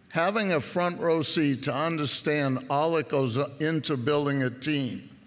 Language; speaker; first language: English; native; English